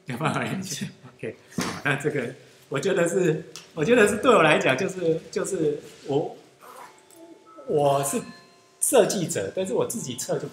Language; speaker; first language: Chinese; native; Chinese